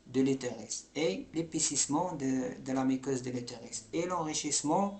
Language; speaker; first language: French; non-native, local second language; Arabic